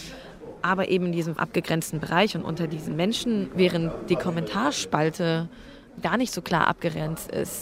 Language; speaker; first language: German; native; German